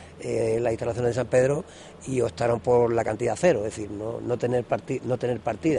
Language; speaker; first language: Spanish; native; Spanish